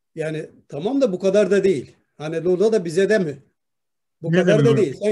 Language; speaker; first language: Turkish; non-native, local second language; Kurdish